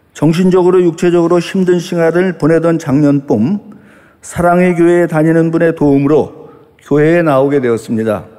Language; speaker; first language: Korean; native; Korean